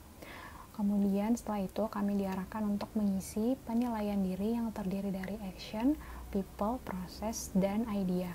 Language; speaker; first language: Indonesian; native; Indonesian